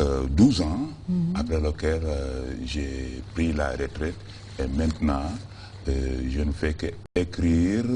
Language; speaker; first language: French; non-native, fluent; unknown